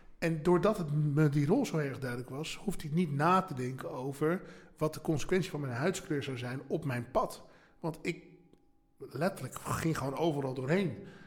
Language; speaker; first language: Dutch; native; Dutch